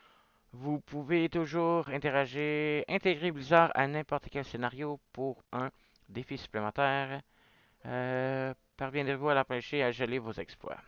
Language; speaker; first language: French; native; French